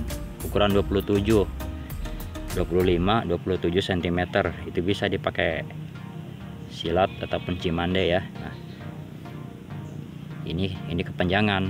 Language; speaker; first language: Indonesian; non-native, local second language; Sundanese